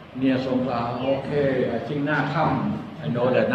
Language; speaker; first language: English; non-native, learner; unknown